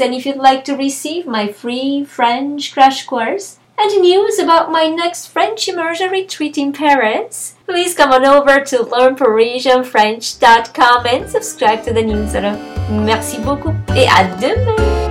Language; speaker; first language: English; native; English